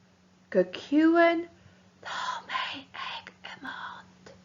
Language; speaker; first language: Irish; non-native, local second language; English